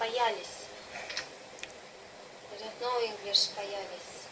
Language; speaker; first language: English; non-native, learner; Russian